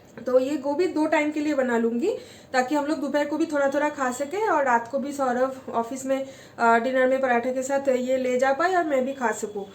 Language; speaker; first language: Hindi; non-native, local second language; Bangla